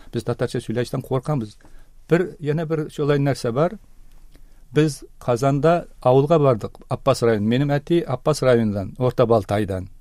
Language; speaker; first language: Tatar; early bilingual, heritage; Tatar